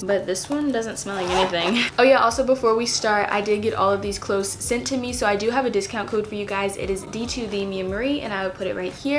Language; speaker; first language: English; native; English